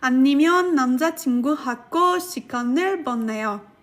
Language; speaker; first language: Korean; non-native, fluent; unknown